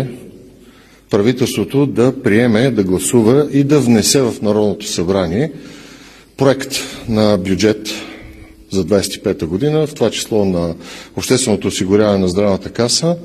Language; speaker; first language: Bulgarian; native; Bulgarian